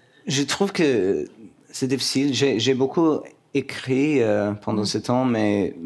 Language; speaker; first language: French; non-native, local second language; English